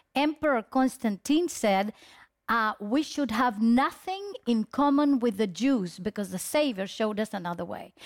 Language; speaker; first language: English; early bilingual, other home language; Spanish